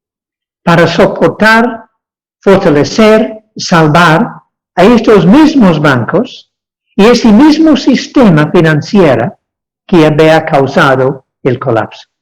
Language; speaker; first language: Spanish; non-native, fluent; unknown